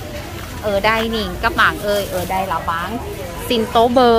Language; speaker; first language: Vietnamese; early bilingual, heritage; Vietnamese